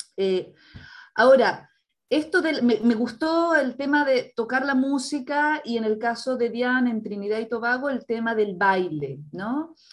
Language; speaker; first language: Spanish; native; Spanish